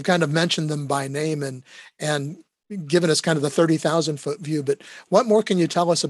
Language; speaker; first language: English; native; English